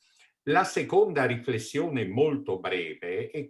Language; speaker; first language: Italian; native; Italian